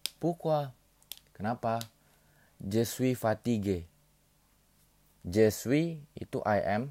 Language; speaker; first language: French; non-native, learner; Indonesian